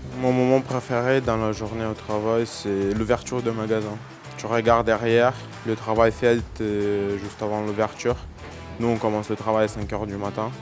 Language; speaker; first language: French; non-native, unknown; Romanian